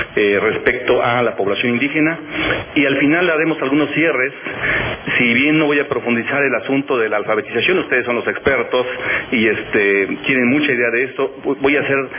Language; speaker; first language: Spanish; non-native, local second language; Tzeltal